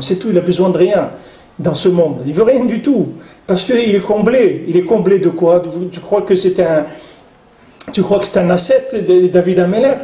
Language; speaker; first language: French; native; French